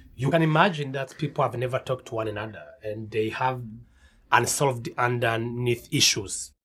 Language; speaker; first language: English; non-native, local second language; Kinyarwanda